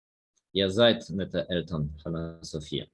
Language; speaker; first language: German; non-native, fluent; Spanish